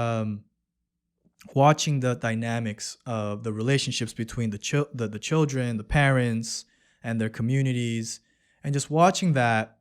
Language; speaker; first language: English; early bilingual, other home language; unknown